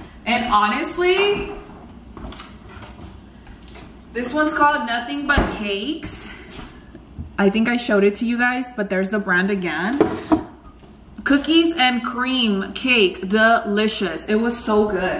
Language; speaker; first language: English; early bilingual, other home language; Spanish